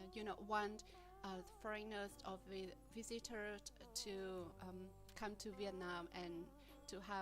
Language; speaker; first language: English; non-native, learner; Vietnamese